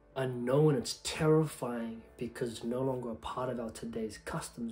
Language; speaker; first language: English; native; English